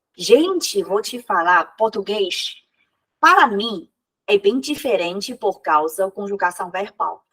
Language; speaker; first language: Portuguese; non-native, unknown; Chinese